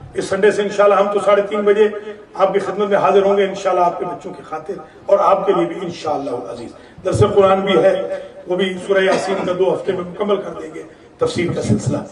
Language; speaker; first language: Urdu; native; Urdu